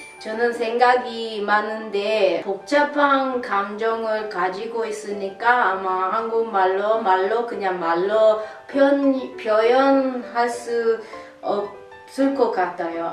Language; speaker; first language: Korean; non-native, learner; Italian